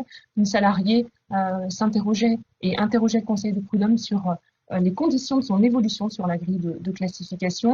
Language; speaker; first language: French; native; French